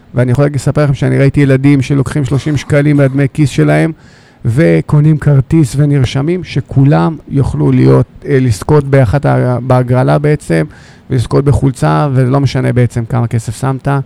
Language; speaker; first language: Hebrew; native; Hebrew